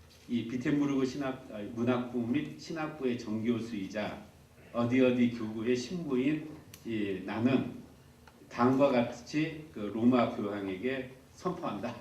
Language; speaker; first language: Korean; native; Korean